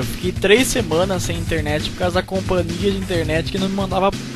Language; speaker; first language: Portuguese; native; Portuguese